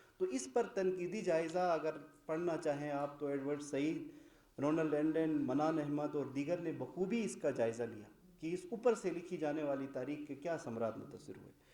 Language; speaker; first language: Urdu; non-native, local second language; Shina